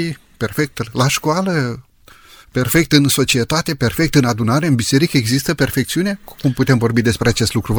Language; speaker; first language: Romanian; native; Romanian